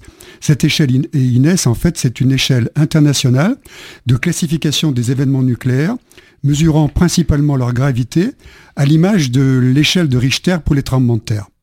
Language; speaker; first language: French; native; French